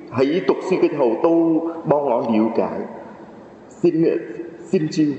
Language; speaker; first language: Cantonese; non-native, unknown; Vietnamese